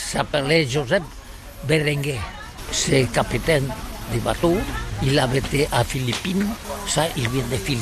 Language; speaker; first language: French; non-native, learner; Catalan